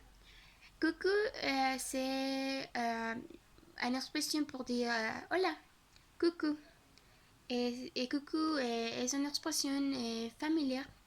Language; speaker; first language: French; non-native, learner; Spanish